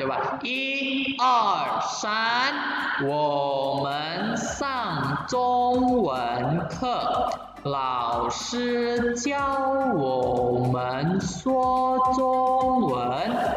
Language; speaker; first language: Chinese; non-native, fluent; Indonesian